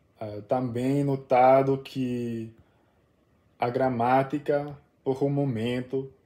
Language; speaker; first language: Portuguese; non-native, learner; English